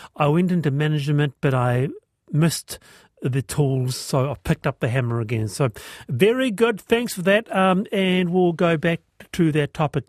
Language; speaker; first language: English; native; English